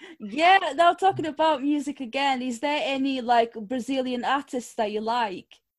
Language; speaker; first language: English; non-native, fluent; Portuguese